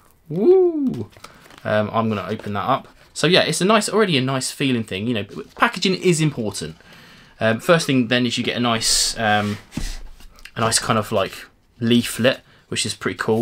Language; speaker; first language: English; native; English